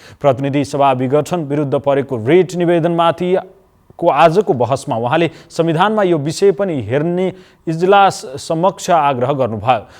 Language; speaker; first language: Nepali; native; Nepali